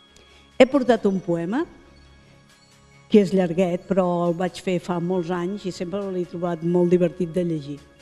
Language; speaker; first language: Catalan; native; Catalan